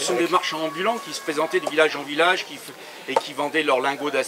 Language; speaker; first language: French; native; French